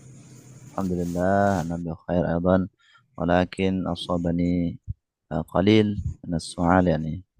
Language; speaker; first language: Arabic; non-native, fluent; Indonesian